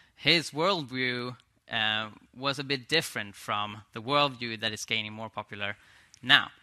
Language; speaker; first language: English; non-native, fluent; Swedish